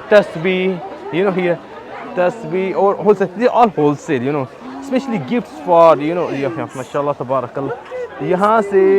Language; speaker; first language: Hindi; non-native, local second language; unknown